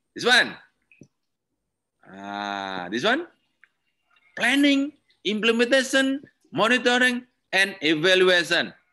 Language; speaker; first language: English; non-native, learner; Indonesian